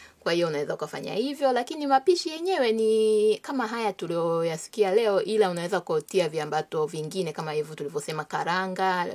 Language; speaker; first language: Swahili; native; Swahili